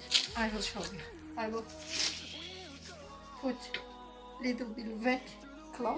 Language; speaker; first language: English; non-native, learner; Turkish